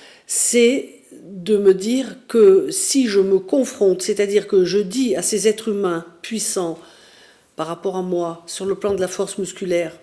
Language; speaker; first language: French; native; French